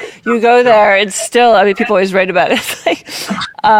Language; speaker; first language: English; native; English